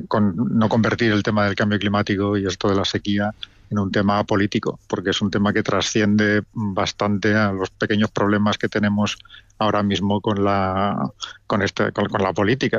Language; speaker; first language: Spanish; native; Spanish